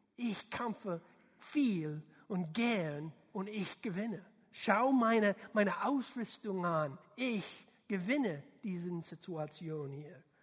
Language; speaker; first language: German; non-native, fluent; English